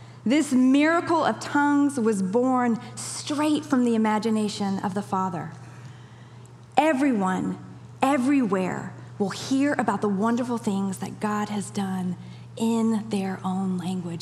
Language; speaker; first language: English; native; English